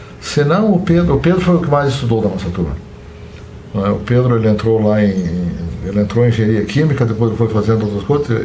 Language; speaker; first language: Portuguese; native; Portuguese